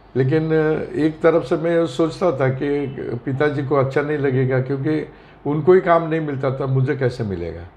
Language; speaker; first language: Hindi; non-native, local second language; Marathi